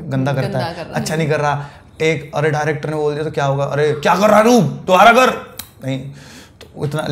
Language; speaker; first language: Hindi; native; Hindi